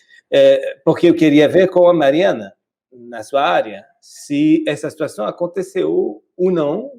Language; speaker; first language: Portuguese; non-native, fluent; French